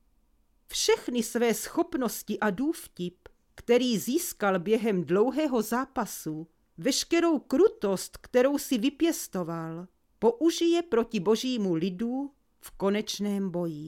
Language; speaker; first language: Czech; native; Czech